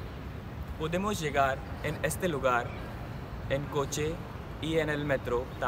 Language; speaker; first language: Spanish; non-native, learner; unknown